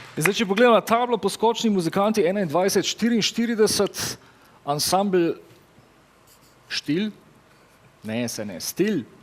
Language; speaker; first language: Slovenian; native; Slovenian